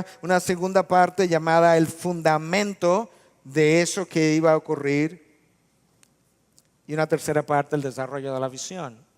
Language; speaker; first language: Spanish; native; Spanish